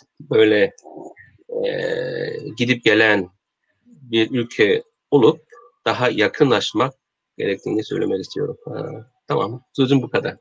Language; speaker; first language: Turkish; non-native, learner; Korean